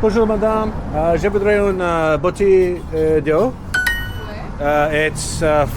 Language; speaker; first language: French; non-native, learner; English